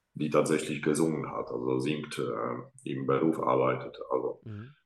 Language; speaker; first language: German; non-native, fluent; Polish